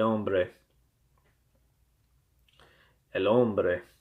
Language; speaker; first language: Spanish; non-native, learner; English